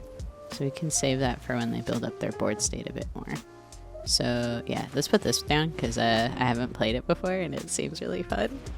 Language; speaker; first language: English; native; English